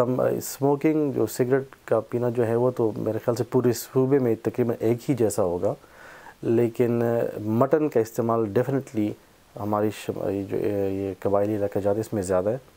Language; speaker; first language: Urdu; non-native, local second language; Pashto